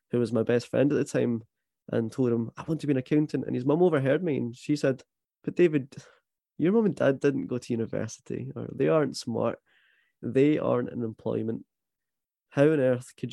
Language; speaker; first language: English; native; English